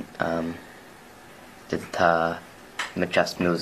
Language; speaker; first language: Spanish; non-native, learner; English